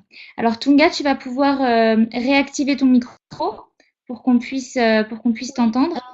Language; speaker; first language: French; native; French